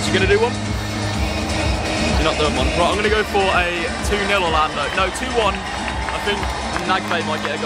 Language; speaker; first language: English; native; English